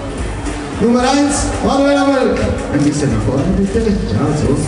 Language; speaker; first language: German; non-native, learner; Slovenian